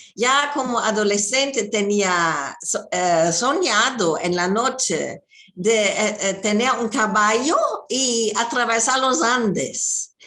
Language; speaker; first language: Spanish; non-native, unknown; German